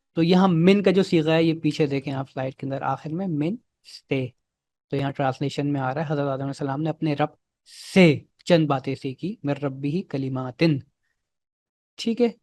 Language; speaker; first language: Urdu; native; Urdu